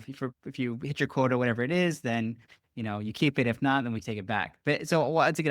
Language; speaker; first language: English; native; English